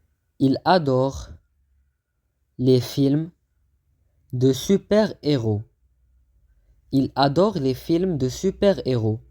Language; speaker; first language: French; non-native, fluent; Arabic